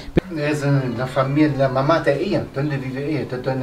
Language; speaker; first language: Spanish; non-native, learner; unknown